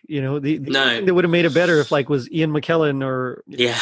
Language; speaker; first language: English; native; English